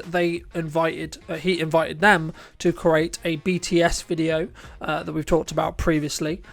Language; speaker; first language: English; native; English